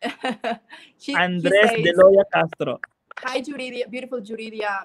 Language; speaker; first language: English; non-native, learner; Spanish